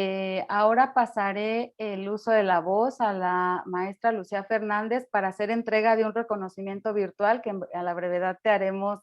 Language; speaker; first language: Spanish; native; Spanish